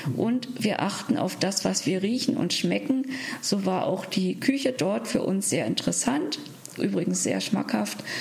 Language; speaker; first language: German; native; German